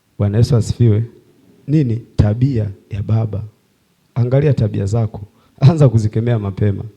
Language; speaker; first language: Swahili; native; Swahili